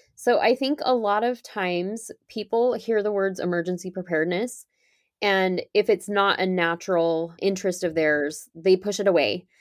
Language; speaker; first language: English; native; English